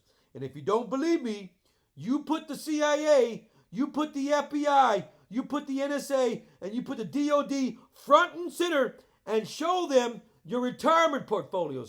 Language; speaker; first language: English; native; English